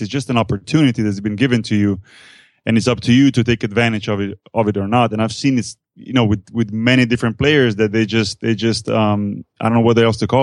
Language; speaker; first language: English; non-native, fluent; Slovenian